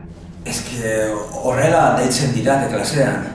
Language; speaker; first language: Basque; non-native, learner; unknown